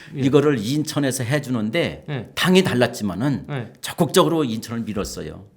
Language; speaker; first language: Korean; native; Korean